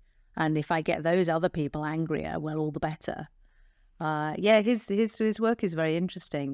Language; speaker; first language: English; native; English